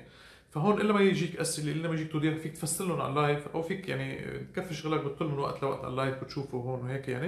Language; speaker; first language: Arabic; native; Arabic